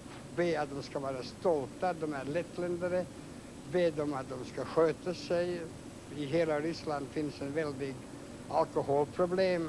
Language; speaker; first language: Swedish; non-native, fluent; Latvian